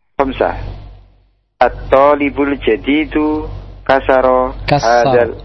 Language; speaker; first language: Arabic; non-native, learner; Indonesian